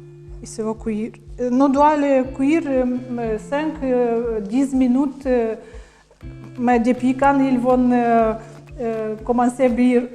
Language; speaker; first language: French; non-native, learner; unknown